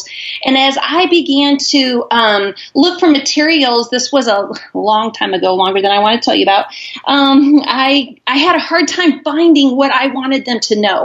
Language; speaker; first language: English; native; English